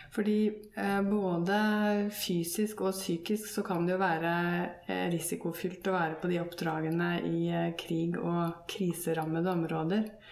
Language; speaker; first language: Norwegian; native; Norwegian